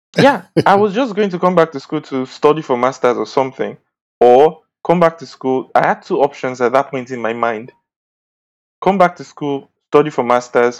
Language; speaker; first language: English; non-native, local second language; Bini